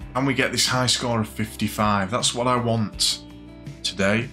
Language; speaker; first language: English; native; English